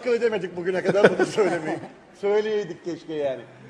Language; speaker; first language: Turkish; native; Turkish